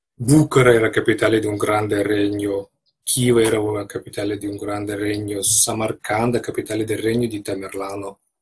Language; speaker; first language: Italian; non-native, fluent; Uzbek